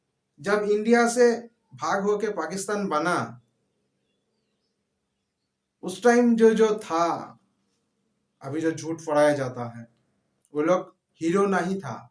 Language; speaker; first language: Hindi; non-native, local second language; Bangla